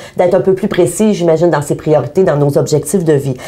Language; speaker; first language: French; native; French